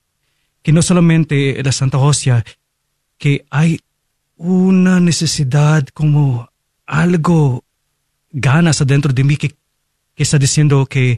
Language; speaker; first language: Spanish; non-native, fluent; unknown